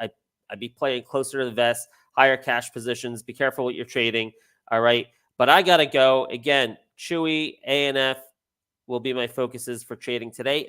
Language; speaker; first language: English; native; English